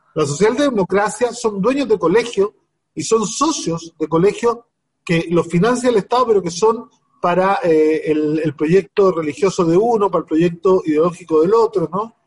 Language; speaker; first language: Spanish; native; Spanish